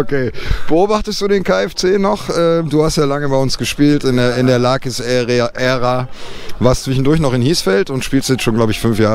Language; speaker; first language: German; native; German